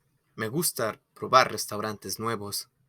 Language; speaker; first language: Spanish; non-native, fluent; English